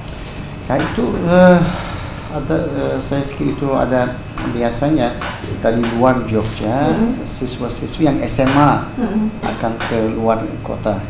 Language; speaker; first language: Indonesian; non-native, fluent; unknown